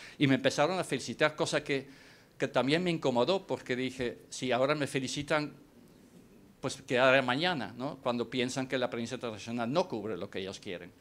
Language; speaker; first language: Spanish; non-native, fluent; Dutch